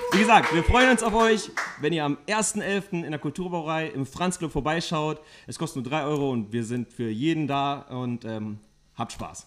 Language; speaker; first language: German; native; German